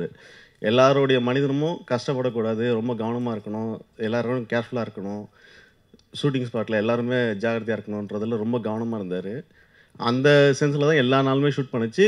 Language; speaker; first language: Tamil; native; Tamil